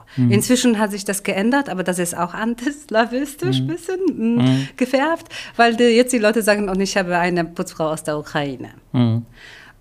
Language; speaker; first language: German; non-native, fluent; Polish